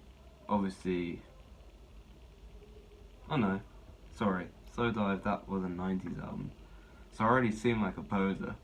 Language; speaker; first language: English; native; English